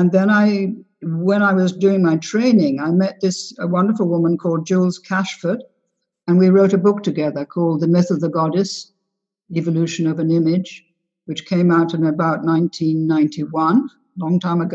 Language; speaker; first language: English; native; English